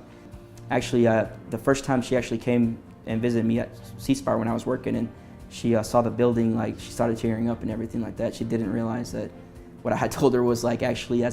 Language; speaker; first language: English; early bilingual, other home language; Spanish